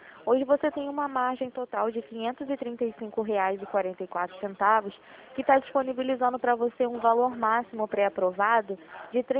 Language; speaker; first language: Portuguese; native; Portuguese